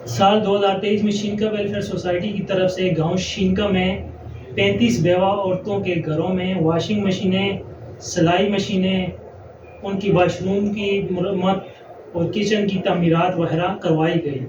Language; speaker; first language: Urdu; non-native, local second language; Punjabi